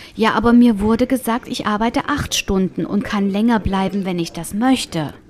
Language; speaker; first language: German; non-native, fluent; Bulgarian